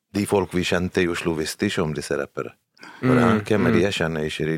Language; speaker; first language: Norwegian; early bilingual, other home language; Bosnian